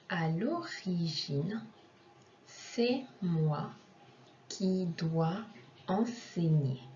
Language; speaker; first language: French; non-native, fluent; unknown